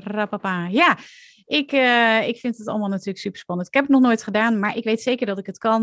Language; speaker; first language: Dutch; native; Dutch